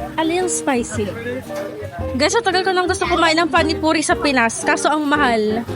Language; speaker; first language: Filipino; native; Filipino